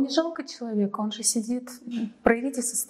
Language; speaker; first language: Russian; native; Russian